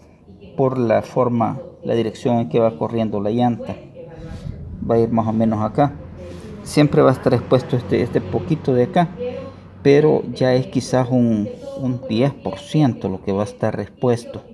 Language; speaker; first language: Spanish; native; Spanish